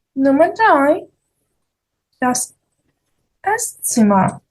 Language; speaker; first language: German; non-native, fluent; Ukrainian